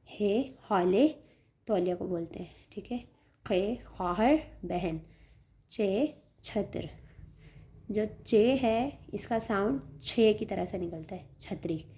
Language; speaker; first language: Urdu; native; Urdu